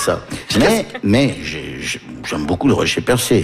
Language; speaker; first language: French; early bilingual, other home language; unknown